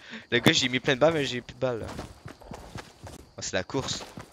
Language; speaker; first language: French; native; French